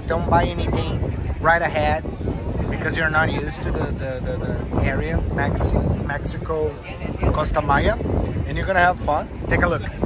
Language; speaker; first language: English; non-native, fluent; Portuguese